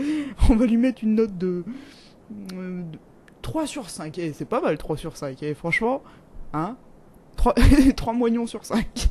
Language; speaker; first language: French; native; French